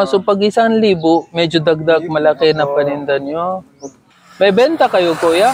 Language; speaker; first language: Filipino; non-native, learner; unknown